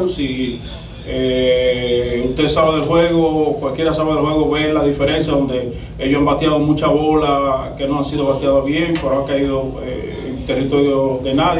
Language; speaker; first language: Spanish; native; Spanish